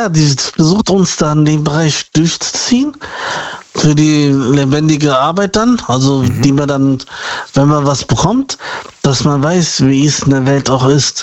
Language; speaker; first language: German; native; German